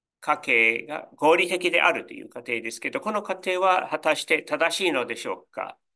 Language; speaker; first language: Japanese; non-native, fluent; English